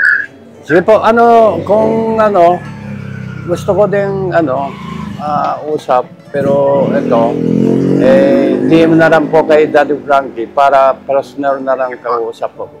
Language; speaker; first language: Filipino; non-native, learner; Japanese